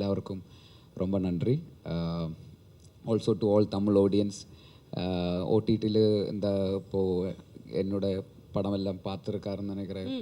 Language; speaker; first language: Tamil; non-native, learner; Malayalam